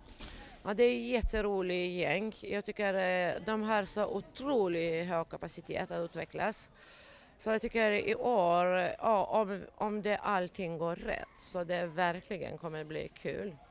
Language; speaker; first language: Swedish; non-native, fluent; Lithuanian